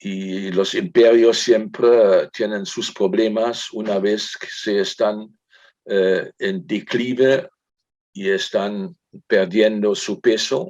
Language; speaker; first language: Spanish; non-native, fluent; German